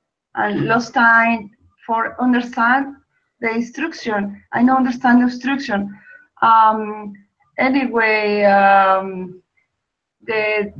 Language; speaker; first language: English; non-native, learner; Spanish